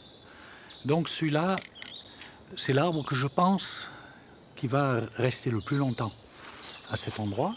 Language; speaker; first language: French; native; French